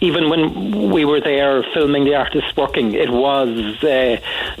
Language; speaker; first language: English; native; English